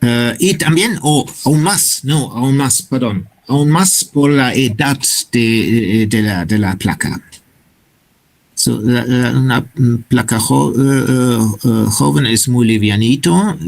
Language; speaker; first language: Spanish; non-native, fluent; German